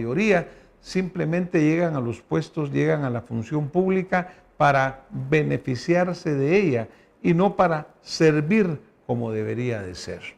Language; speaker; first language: Spanish; native; Spanish